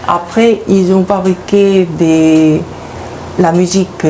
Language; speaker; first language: French; non-native, learner; Korean